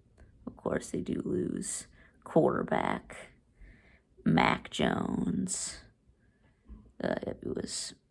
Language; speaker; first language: English; native; English